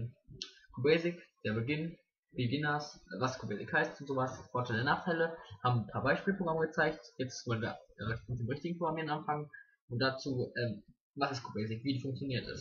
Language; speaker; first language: German; native; German